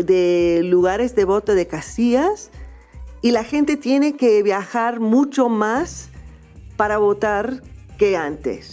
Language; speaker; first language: Spanish; non-native, fluent; English